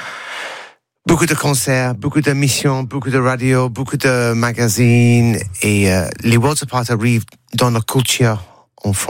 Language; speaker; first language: French; non-native, learner; English